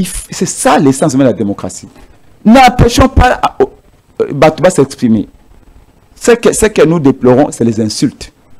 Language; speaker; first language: French; non-native, local second language; Lingala